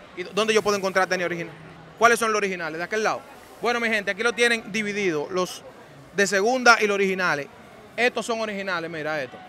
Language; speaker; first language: Spanish; native; Spanish